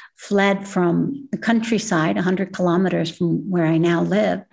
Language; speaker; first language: English; early bilingual, other home language; Spanish